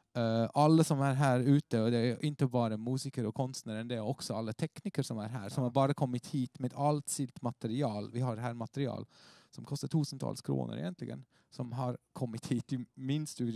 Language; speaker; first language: Swedish; non-native, fluent; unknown